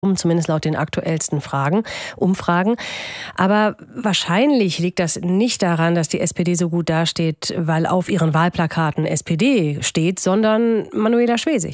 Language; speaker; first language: German; native; German